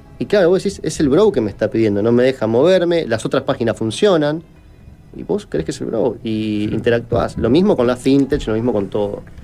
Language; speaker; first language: Spanish; native; Spanish